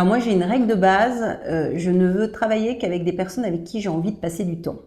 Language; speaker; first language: French; native; French